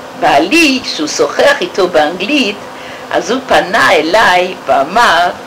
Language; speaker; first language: Hebrew; non-native, fluent; French